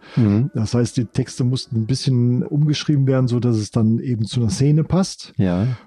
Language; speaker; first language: German; native; German